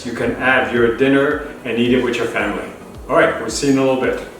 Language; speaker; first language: English; native; English